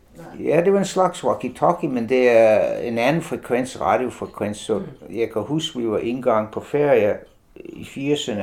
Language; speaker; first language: Danish; non-native, fluent; English